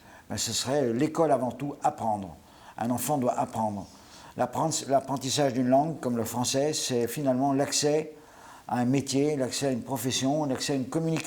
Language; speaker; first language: French; native; French